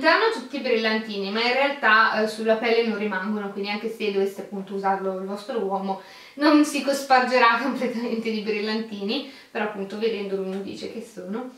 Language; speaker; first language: Italian; native; Italian